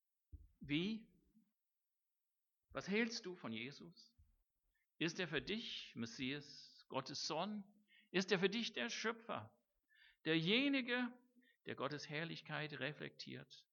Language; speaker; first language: German; non-native, fluent; English